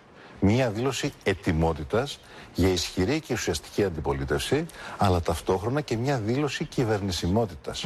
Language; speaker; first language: Greek; native; Greek